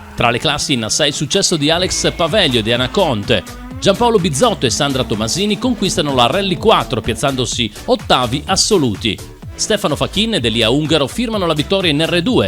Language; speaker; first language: Italian; native; Italian